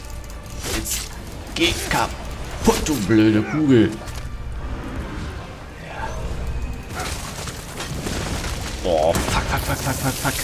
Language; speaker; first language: German; native; German